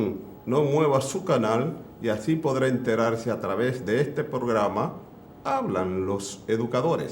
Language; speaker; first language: Spanish; native; Spanish